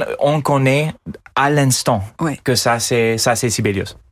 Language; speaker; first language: French; non-native, fluent; English